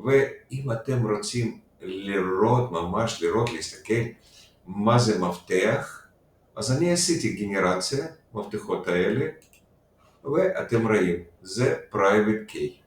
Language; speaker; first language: Hebrew; non-native, fluent; Russian